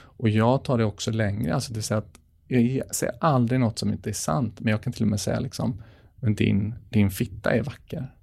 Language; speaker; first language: Swedish; native; Swedish